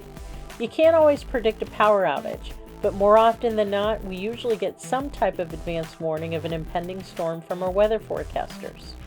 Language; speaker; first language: English; native; English